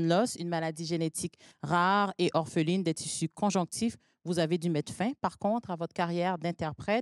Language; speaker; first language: French; native; French